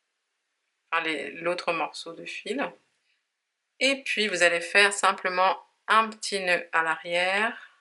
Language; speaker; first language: French; native; French